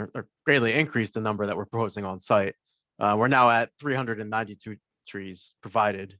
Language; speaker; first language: English; native; English